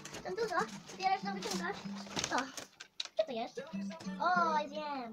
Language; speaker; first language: Polish; early bilingual, heritage; Polish